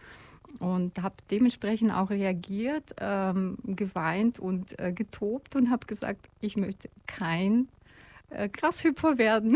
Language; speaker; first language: German; non-native, fluent; Russian